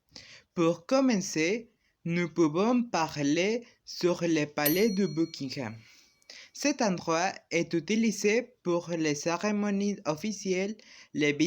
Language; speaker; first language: French; non-native, learner; Spanish